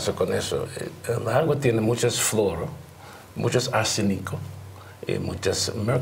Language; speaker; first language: Spanish; non-native, learner; English